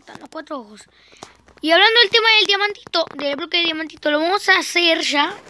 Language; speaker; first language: Spanish; native; Spanish